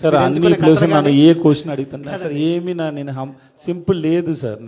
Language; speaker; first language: Telugu; non-native, learner; Tamil